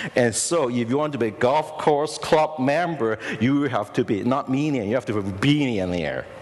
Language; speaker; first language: English; non-native, local second language; Cantonese